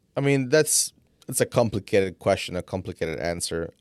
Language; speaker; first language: English; non-native, fluent; Italian